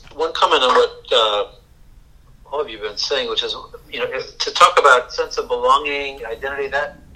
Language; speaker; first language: English; native; English